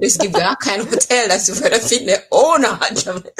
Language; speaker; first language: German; non-native, fluent; English